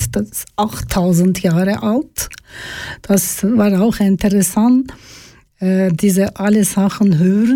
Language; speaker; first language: German; non-native, learner; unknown